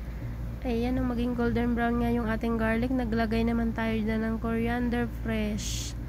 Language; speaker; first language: Filipino; native; Filipino